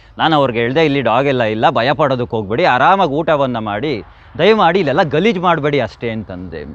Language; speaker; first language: Kannada; native; Kannada